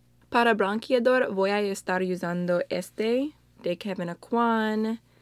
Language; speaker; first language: Spanish; non-native, learner; English